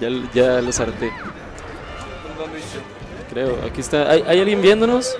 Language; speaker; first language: Spanish; native; Spanish